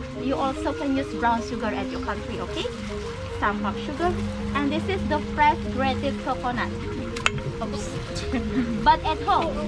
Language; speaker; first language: English; non-native, learner; Balinese